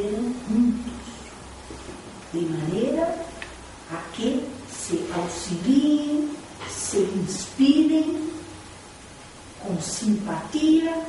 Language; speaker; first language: Spanish; non-native, fluent; Portuguese